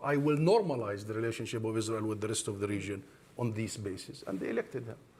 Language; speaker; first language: English; non-native, fluent; Arabic